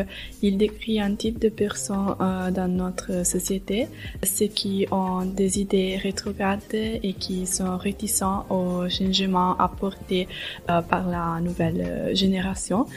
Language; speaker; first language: French; non-native, learner; Italian